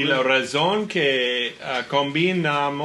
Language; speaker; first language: Spanish; non-native, learner; English